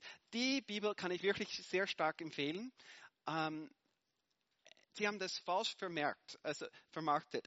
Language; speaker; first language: German; non-native, fluent; English